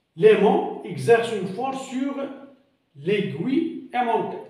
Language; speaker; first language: French; non-native, local second language; Arabic